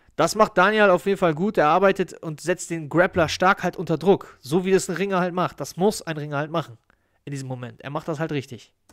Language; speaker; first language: German; native; German